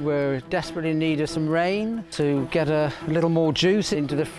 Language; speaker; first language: English; native; English